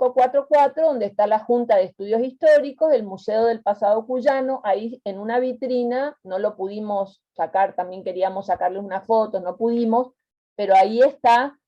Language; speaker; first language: Spanish; native; Spanish